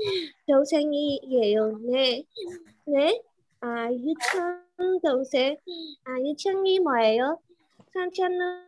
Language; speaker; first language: Korean; non-native, learner; Burmese